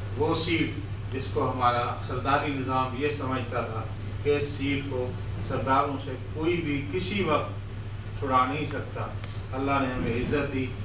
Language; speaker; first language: Urdu; non-native, local second language; Saraiki